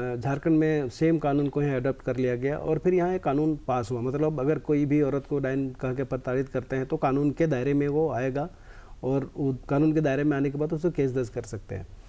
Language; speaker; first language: Hindi; native; Hindi